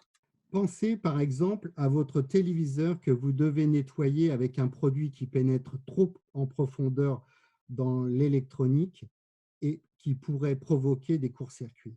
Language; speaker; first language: French; native; French